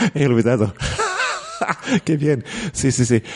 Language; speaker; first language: Spanish; non-native, learner; English